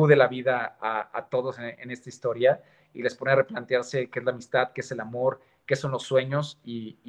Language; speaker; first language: Spanish; native; Spanish